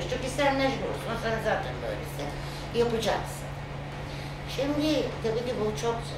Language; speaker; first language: Turkish; non-native, fluent; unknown